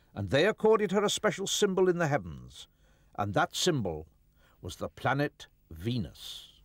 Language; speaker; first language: English; native; English